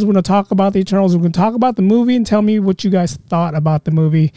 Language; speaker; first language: English; native; English